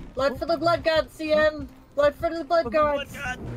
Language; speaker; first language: English; native; English